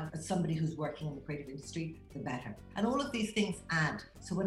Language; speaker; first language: English; native; English